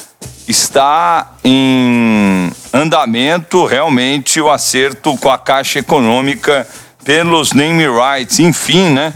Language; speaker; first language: Portuguese; native; Portuguese